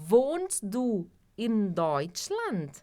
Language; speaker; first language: German; non-native, fluent; Portuguese